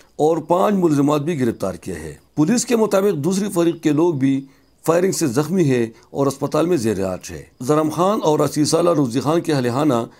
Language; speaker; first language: Urdu; non-native, local second language; Khowar